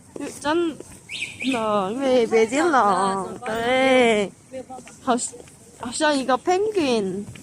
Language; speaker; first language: Chinese; non-native, fluent; Korean